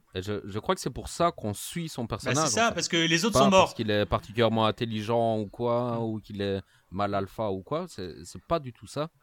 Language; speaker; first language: French; native; French